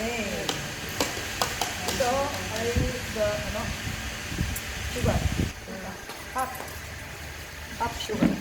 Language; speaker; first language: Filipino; non-native, learner; Korean